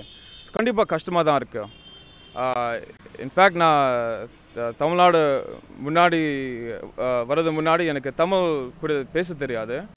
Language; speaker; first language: Tamil; non-native, learner; English